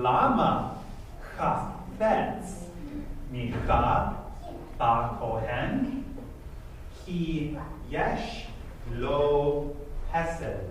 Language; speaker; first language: Hebrew; non-native, fluent; English